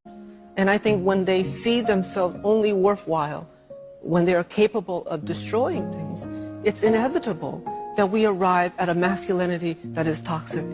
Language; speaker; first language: English; early bilingual, other home language; Vietnamese